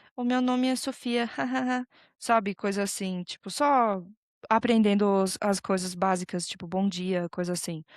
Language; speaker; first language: Portuguese; non-native, fluent; English